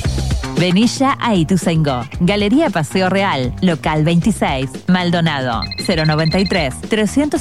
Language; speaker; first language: Spanish; native; Spanish